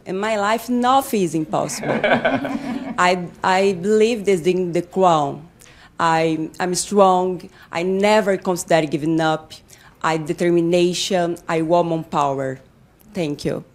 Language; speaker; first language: English; non-native, learner; Portuguese